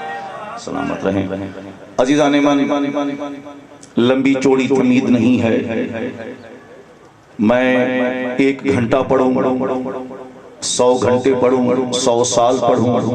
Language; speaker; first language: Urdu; non-native, local second language; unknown